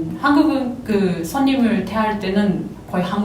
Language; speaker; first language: Korean; non-native, fluent; Japanese